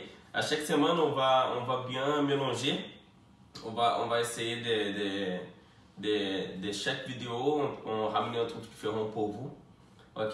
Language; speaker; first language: French; non-native, fluent; Portuguese